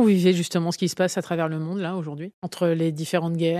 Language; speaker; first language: French; native; French